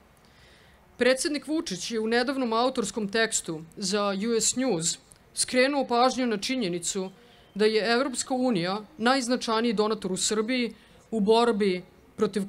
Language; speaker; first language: Bosnian; native; Bosnian